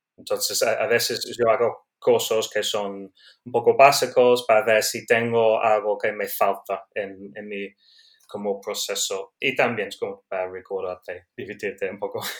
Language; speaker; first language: Spanish; non-native, learner; English